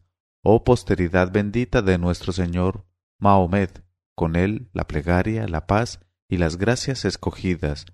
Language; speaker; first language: Spanish; native; Spanish